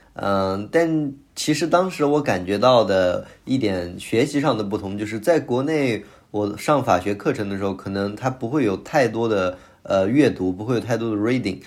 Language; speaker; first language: Chinese; native; Chinese